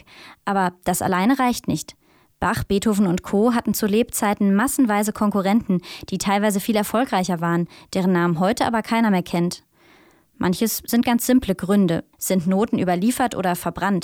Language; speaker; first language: German; native; German